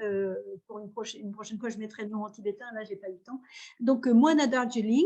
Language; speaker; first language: French; native; French